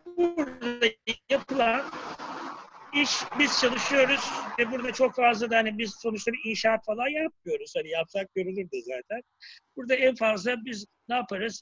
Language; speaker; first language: Turkish; native; Turkish